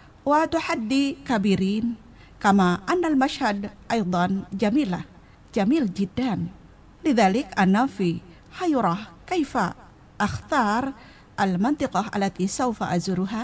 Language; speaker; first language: Arabic; non-native, fluent; Indonesian